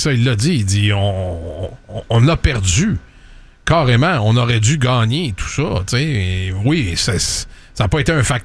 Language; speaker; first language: French; native; French